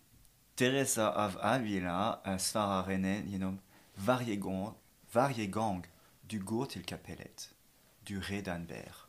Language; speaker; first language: Swedish; non-native, fluent; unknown